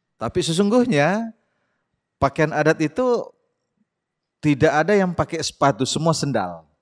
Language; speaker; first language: Indonesian; non-native, local second language; Buginese